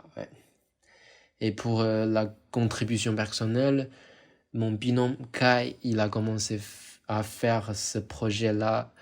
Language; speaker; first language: French; non-native, fluent; Chinese